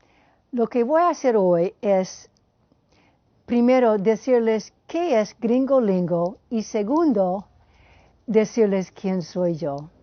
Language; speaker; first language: Spanish; non-native, fluent; English